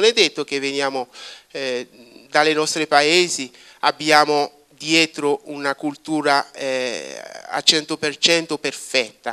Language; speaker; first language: Italian; non-native, fluent; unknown